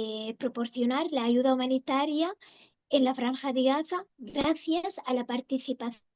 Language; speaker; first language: Spanish; non-native, fluent; Arabic